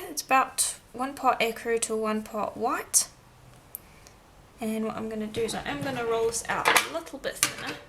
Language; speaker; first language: English; native; English